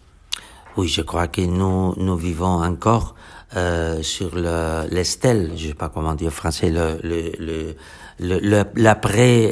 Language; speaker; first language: French; non-native, fluent; Catalan